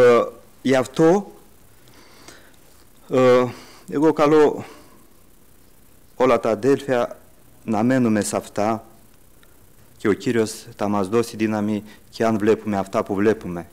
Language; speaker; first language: Greek; early bilingual, heritage; Greek